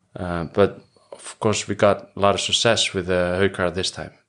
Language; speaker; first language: English; non-native, fluent; Icelandic